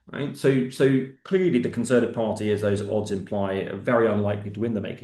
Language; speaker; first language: English; native; English